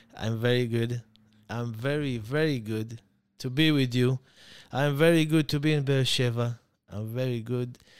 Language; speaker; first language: English; non-native, learner; Hebrew